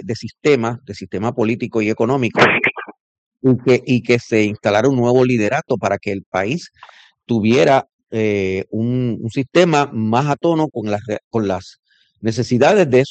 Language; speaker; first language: Spanish; native; Spanish